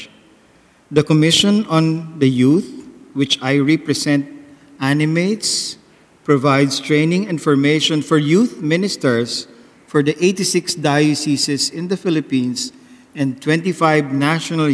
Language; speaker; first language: English; non-native, local second language; Bikol